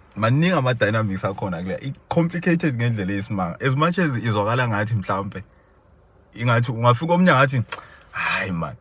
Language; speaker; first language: Zulu; native; Zulu